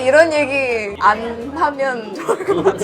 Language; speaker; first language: Korean; non-native, fluent; English